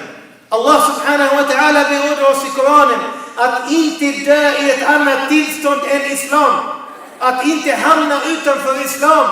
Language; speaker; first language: Swedish; non-native, fluent; Arabic